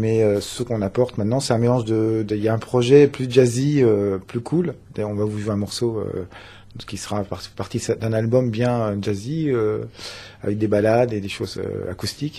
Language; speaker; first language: French; native; French